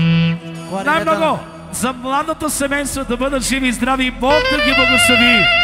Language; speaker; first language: Bulgarian; non-native, local second language; Romany